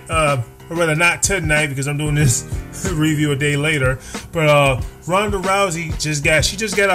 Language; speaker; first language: English; native; English